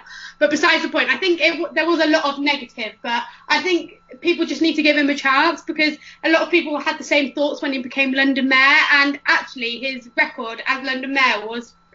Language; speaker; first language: English; native; English